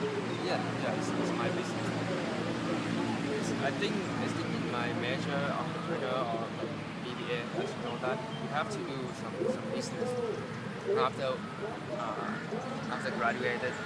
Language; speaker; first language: English; non-native, learner; Thai